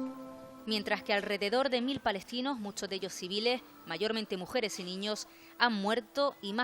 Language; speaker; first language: Spanish; native; Spanish